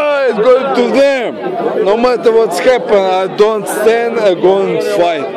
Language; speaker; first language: English; non-native, learner; Russian